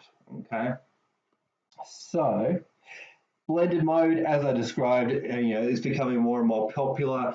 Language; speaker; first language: English; native; English